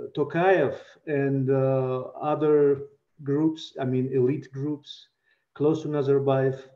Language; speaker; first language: English; non-native, fluent; Russian